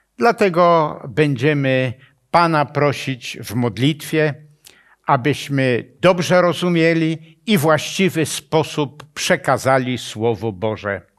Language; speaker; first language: Polish; native; Polish